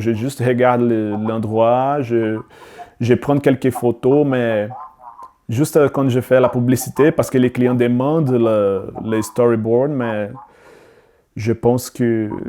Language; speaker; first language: French; non-native, learner; Portuguese